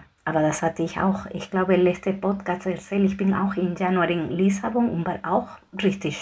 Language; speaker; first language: German; non-native, fluent; Spanish